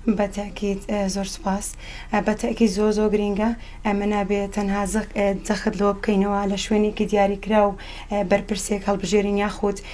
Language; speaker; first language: Central Kurdish; native; Central Kurdish